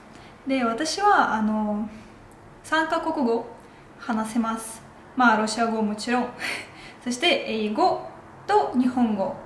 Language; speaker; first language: Japanese; non-native, fluent; Russian